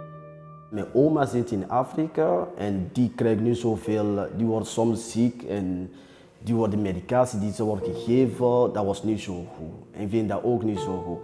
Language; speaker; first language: Dutch; non-native, learner; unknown